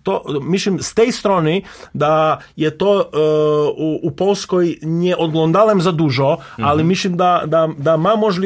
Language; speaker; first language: Polish; non-native, learner; Serbian